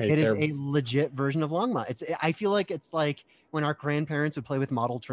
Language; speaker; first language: English; native; English